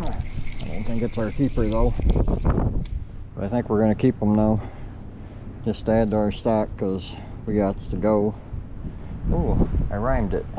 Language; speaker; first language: English; native; English